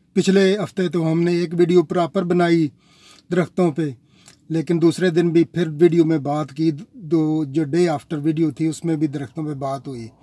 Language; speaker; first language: Urdu; non-native, local second language; Punjabi